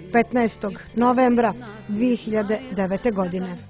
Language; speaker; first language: Croatian; native; Croatian